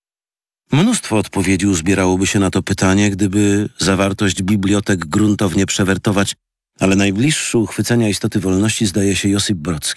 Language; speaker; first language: Polish; native; Polish